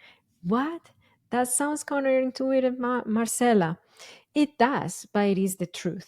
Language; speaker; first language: English; non-native, fluent; Spanish